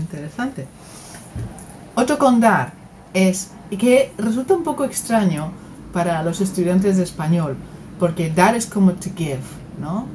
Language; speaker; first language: Spanish; native; Spanish